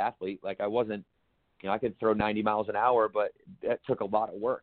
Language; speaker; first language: English; native; English